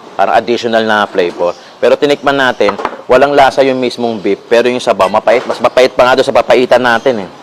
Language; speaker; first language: Filipino; native; Filipino